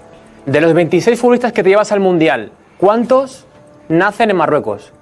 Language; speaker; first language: Spanish; native; Spanish